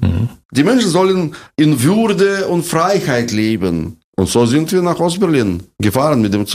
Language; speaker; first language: German; non-native, fluent; Russian